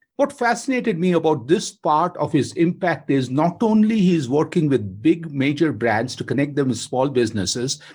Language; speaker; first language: English; non-native, local second language; Bangla